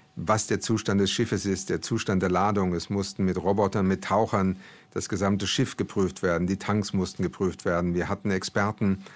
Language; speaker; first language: German; early bilingual, other home language; Portuguese